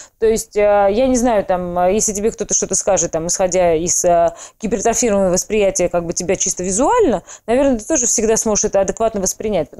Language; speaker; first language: Russian; non-native, local second language; Georgian